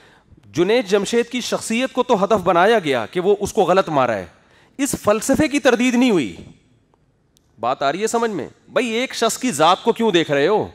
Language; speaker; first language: Urdu; native; Urdu